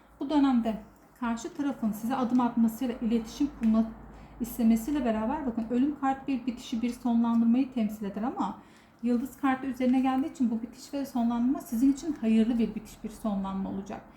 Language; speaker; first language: Turkish; native; Turkish